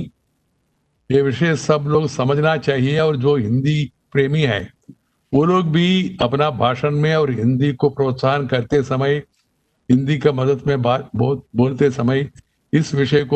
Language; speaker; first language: Hindi; non-native, local second language; Telugu